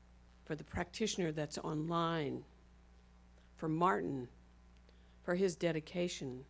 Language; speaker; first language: English; native; English